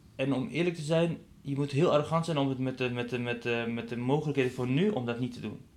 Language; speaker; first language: Dutch; non-native, fluent; Persian